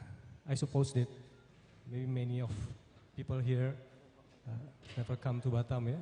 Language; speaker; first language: English; non-native, learner; Indonesian